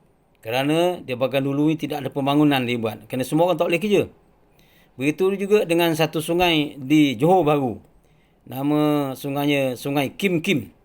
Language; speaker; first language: Malay; native; Malay